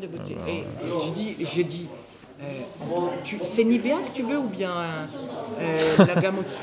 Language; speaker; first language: French; native; French